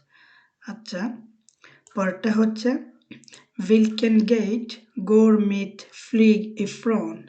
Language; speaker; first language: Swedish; non-native, fluent; Bangla